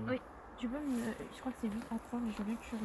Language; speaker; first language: French; native; French